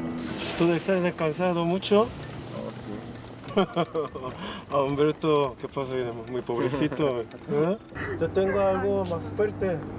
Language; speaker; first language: Spanish; non-native, learner; Korean